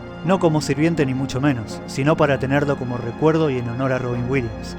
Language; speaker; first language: Spanish; native; Spanish